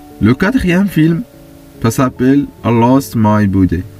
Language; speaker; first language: French; non-native, fluent; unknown